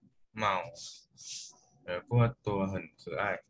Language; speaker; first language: Chinese; non-native, learner; Thai